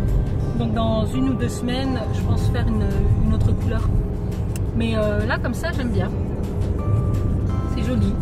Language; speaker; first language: French; native; French